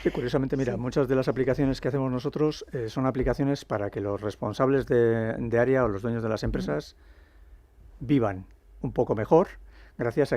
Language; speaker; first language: Spanish; native; Spanish